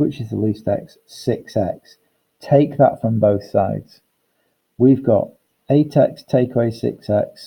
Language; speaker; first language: English; native; English